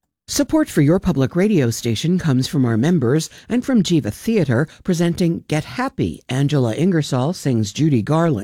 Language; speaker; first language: English; native; English